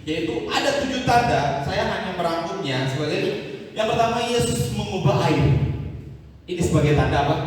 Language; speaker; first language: Indonesian; native; Indonesian